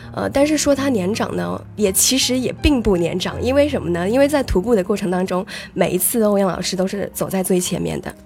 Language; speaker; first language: Chinese; native; Chinese